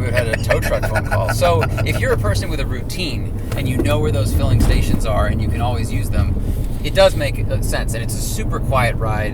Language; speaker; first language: English; native; English